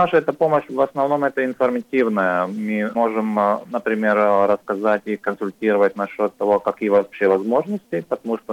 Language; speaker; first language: Russian; non-native, local second language; Latvian